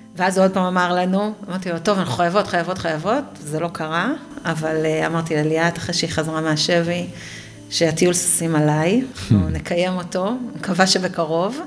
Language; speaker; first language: Hebrew; native; Hebrew